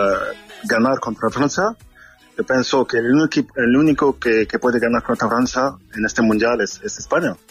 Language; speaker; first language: Spanish; non-native, fluent; French